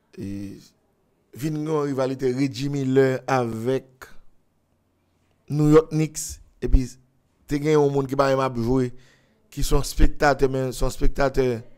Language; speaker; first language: French; non-native, local second language; Haitian Creole